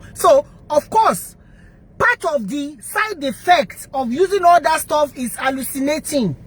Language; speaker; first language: English; non-native, local second language; Yoruba